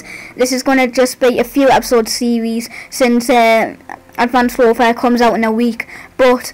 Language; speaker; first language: English; native; English